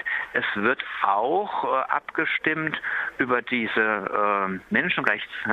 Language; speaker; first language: German; native; German